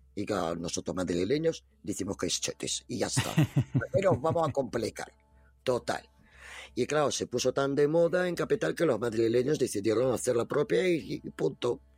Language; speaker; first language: Spanish; non-native, fluent; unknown